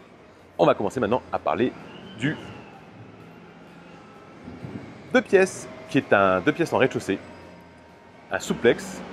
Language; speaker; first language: French; native; French